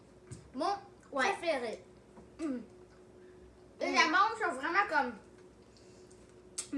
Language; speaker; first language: French; non-native, local second language; English